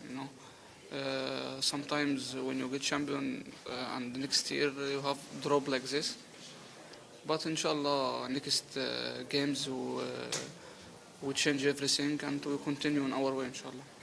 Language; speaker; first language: English; non-native, learner; Arabic